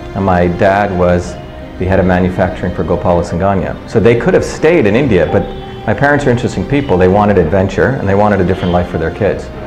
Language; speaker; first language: English; early bilingual, other home language; Tamil